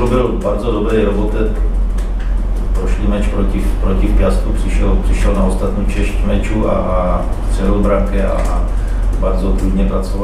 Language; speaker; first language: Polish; non-native, learner; Czech